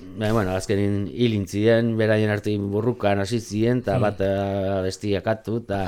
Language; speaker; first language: Basque; non-native, local second language; Spanish